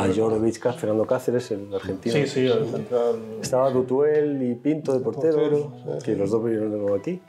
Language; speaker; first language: Spanish; early bilingual, other home language; Catalan